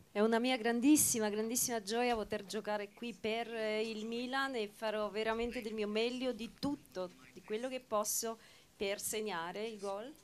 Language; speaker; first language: Italian; non-native, fluent; Polish